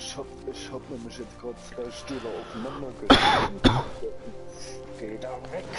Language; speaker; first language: German; native; German